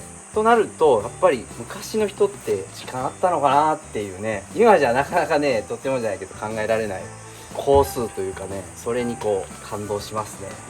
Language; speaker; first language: Japanese; native; Japanese